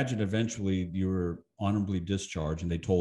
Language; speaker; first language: English; native; English